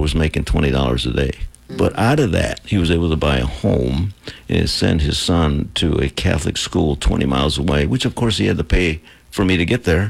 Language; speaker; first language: English; non-native, local second language; Spanish